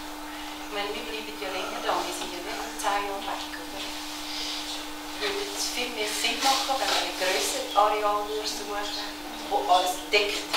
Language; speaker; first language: German; early bilingual, other home language; Tibetan